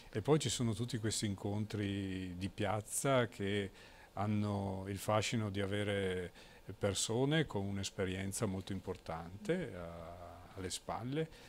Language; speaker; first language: Italian; native; Italian